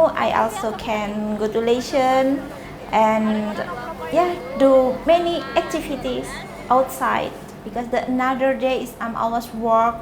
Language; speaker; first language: English; non-native, learner; Indonesian